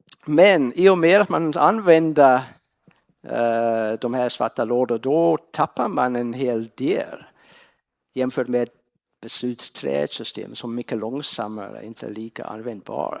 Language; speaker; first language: Swedish; non-native, fluent; English